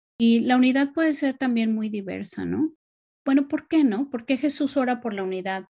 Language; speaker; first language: Spanish; native; Spanish